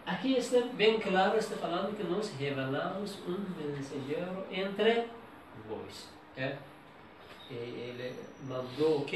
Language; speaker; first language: Portuguese; non-native, learner; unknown